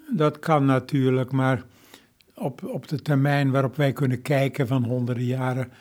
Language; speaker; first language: Dutch; native; Dutch